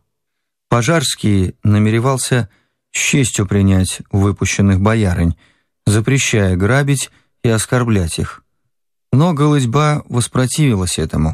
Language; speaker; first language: Russian; native; Russian